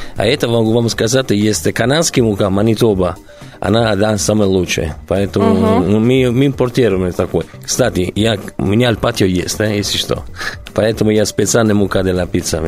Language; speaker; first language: Russian; non-native, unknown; Italian